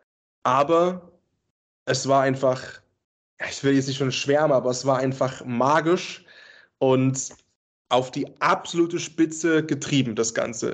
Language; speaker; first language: German; native; German